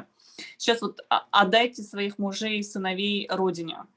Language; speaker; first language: Russian; native; Russian